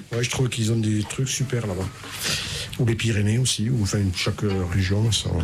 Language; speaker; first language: French; native; French